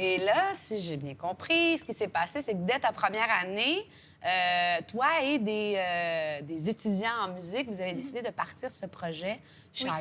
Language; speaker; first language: French; native; French